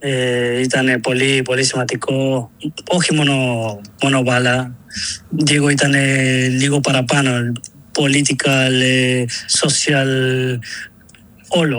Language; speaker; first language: Greek; non-native, learner; Spanish